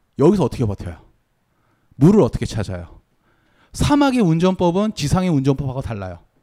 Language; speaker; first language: Korean; native; Korean